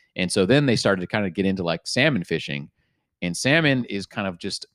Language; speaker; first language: English; native; English